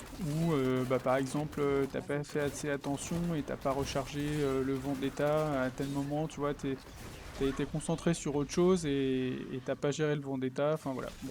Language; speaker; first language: French; native; French